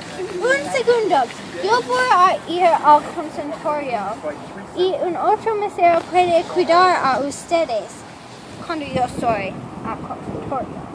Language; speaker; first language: Spanish; non-native, learner; English